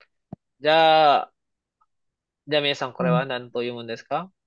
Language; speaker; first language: Japanese; non-native, fluent; Filipino